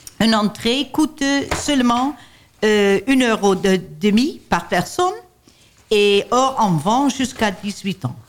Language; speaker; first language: French; non-native, learner; Dutch